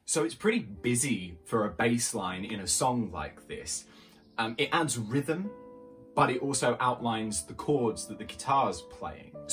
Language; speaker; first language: English; native; English